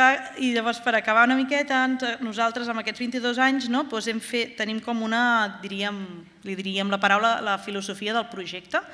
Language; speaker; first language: Catalan; native; Catalan